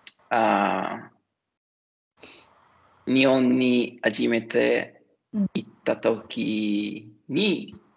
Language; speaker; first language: Japanese; non-native, learner; Italian